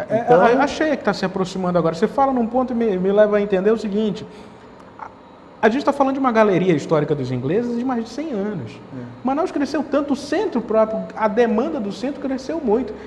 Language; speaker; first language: Portuguese; native; Portuguese